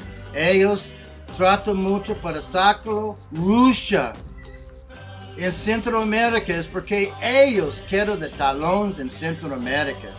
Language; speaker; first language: Spanish; non-native, learner; English